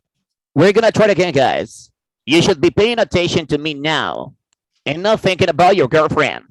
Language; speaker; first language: English; non-native, fluent; Spanish